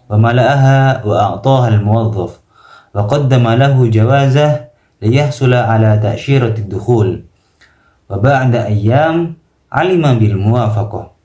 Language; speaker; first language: Arabic; non-native, learner; Indonesian